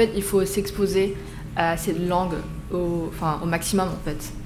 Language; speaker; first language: French; early bilingual, other home language; Korean